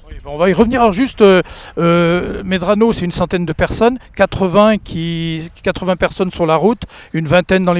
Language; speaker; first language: French; native; French